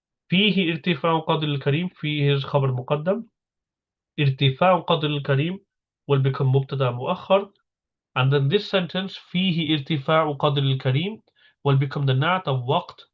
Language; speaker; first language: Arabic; non-native, fluent; English